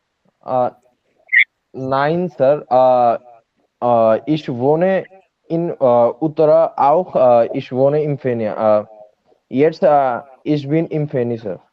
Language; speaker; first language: German; non-native, learner; Bangla